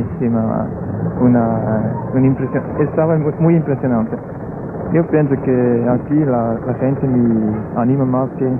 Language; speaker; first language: Spanish; non-native, learner; German